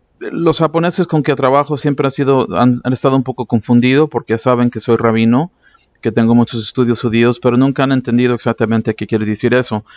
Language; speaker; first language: Spanish; early bilingual, heritage; English